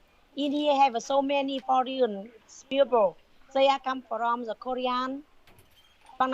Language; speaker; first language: English; non-native, learner; Vietnamese